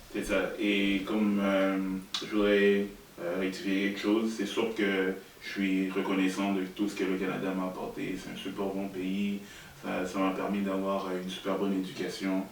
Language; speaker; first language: French; early bilingual, other home language; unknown